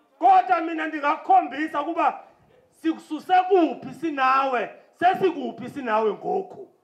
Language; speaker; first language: Zulu; non-native, local second language; Xhosa